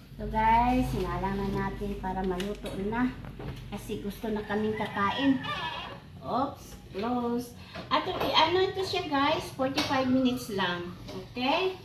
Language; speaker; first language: Filipino; non-native, local second language; Cebuano